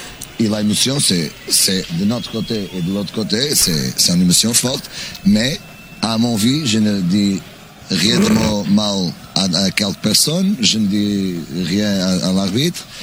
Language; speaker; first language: French; non-native, learner; Portuguese